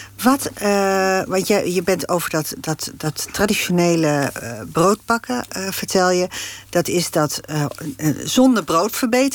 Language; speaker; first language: Dutch; native; Dutch